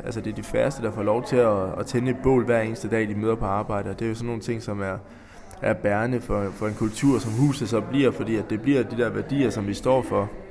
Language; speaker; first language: Danish; native; Danish